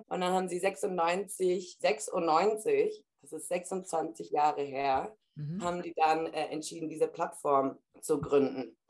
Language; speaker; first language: German; early bilingual, heritage; German